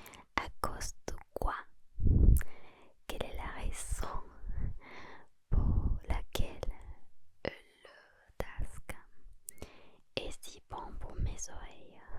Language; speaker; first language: French; non-native, learner; Spanish